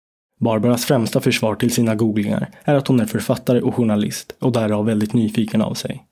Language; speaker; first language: Swedish; native; Swedish